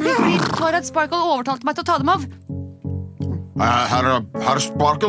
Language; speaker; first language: Norwegian; native; Norwegian